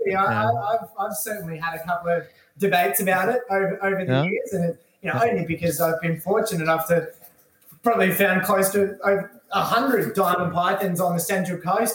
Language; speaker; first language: English; native; English